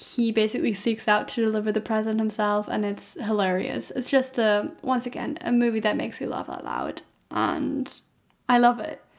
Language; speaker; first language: English; non-native, fluent; German